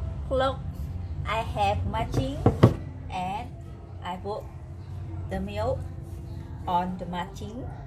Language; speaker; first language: English; non-native, learner; Vietnamese